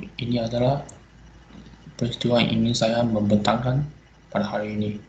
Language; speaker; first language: Malay; non-native, local second language; Chinese